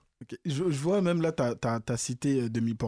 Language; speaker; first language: French; native; French